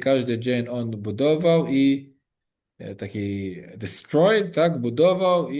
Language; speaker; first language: Polish; non-native, learner; Hebrew